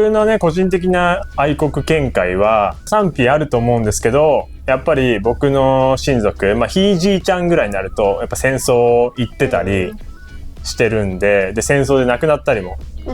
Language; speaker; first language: Japanese; native; Japanese